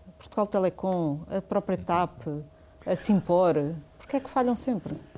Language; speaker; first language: Portuguese; native; Portuguese